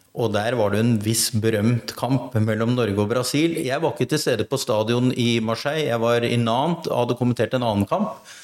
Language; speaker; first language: Norwegian; native; Norwegian